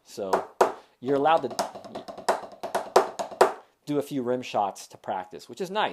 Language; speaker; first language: English; native; English